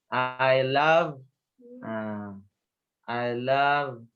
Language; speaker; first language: English; non-native, learner; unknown